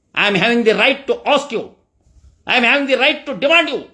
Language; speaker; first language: English; non-native, local second language; Kannada